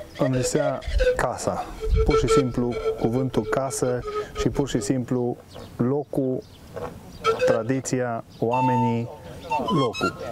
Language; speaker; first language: Romanian; native; Romanian